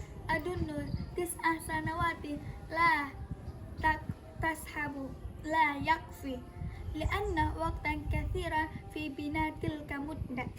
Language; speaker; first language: Arabic; non-native, learner; Indonesian